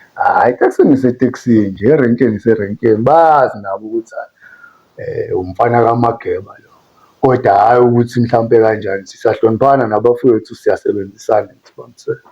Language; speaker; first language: Zulu; native; Zulu